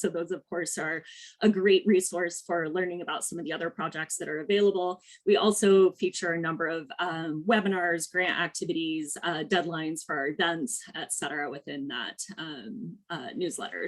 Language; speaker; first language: English; native; English